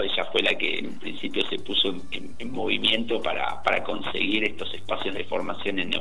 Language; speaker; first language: Spanish; native; Spanish